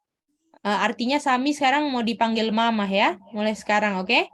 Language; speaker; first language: Indonesian; native; Indonesian